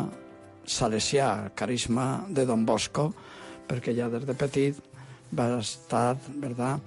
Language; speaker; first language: Catalan; non-native, local second language; Spanish